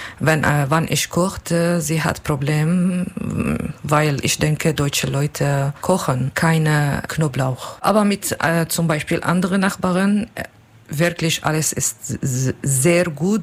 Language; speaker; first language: German; non-native, learner; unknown